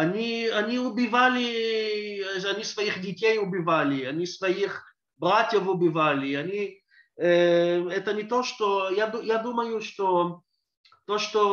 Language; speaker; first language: Russian; early bilingual, heritage; Russian